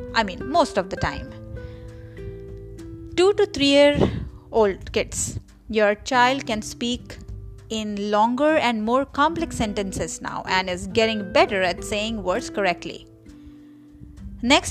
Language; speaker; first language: English; non-native, local second language; Marathi